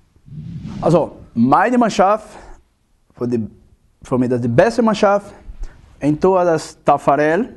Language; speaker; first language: German; non-native, learner; Portuguese